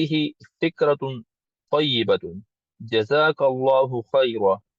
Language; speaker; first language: Arabic; non-native, learner; English